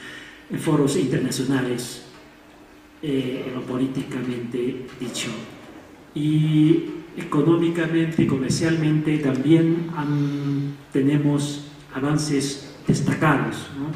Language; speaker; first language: Spanish; non-native, fluent; Chinese